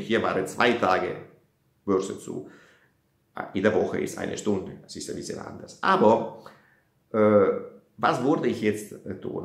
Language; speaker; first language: German; non-native, fluent; Italian